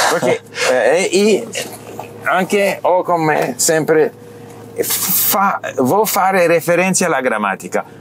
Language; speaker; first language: Italian; non-native, learner; English